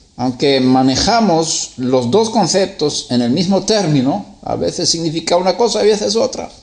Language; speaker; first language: Spanish; non-native, fluent; Swedish